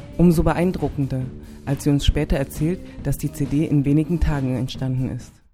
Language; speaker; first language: German; native; German